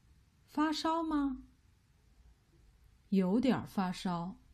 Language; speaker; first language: Chinese; native; Chinese